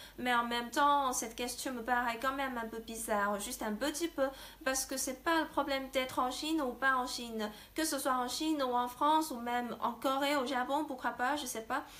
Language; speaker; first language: French; non-native, fluent; Chinese